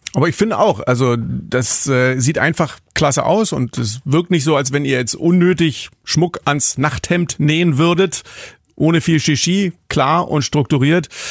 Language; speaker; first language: German; native; German